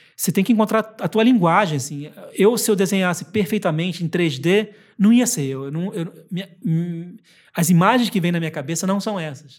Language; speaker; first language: Portuguese; early bilingual, heritage; Portuguese